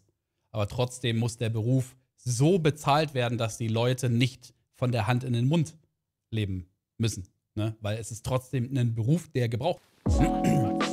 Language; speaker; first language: German; native; German